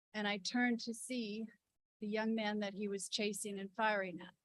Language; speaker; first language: English; native; English